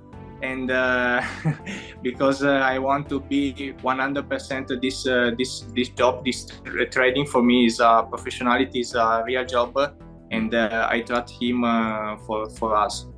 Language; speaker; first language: English; non-native, learner; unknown